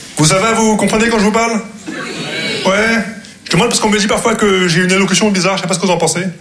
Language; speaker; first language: French; non-native, local second language; Arabic